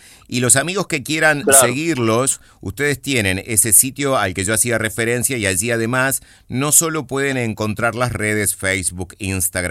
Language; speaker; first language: Spanish; native; Spanish